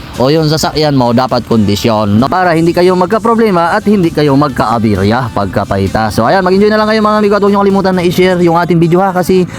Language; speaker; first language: Filipino; non-native, local second language; Masbatenyo